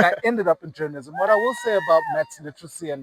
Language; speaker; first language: English; non-native, local second language; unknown